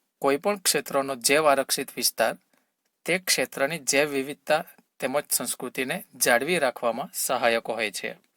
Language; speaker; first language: Gujarati; native; Gujarati